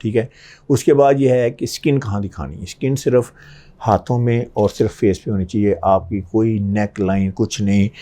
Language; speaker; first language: Urdu; native; Urdu